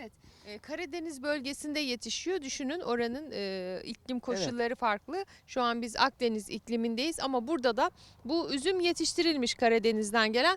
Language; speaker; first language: Turkish; native; Turkish